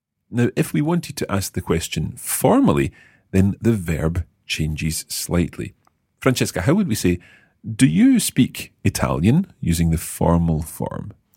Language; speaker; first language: English; native; English